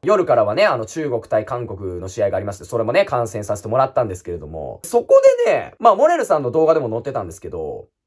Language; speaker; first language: Japanese; native; Japanese